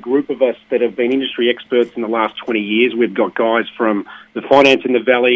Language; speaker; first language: English; native; English